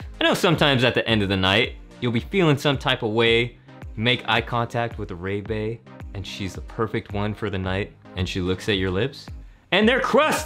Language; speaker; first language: English; native; English